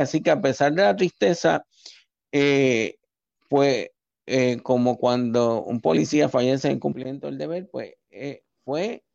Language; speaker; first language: Spanish; native; Spanish